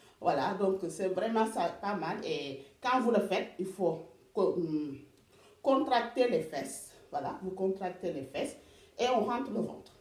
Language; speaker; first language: French; non-native, local second language; Wolof